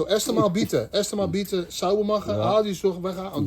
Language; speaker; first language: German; non-native, learner; Dutch